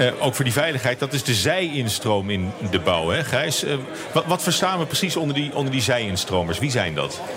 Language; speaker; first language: Dutch; native; Dutch